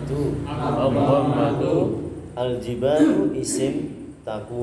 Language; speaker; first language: Arabic; non-native, fluent; Indonesian